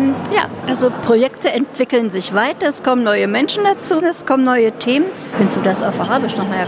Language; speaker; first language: German; non-native, fluent; Arabic